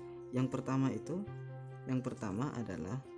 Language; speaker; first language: Indonesian; native; Indonesian